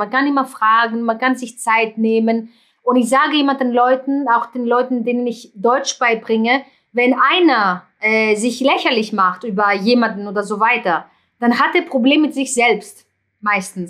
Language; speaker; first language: German; non-native, fluent; Greek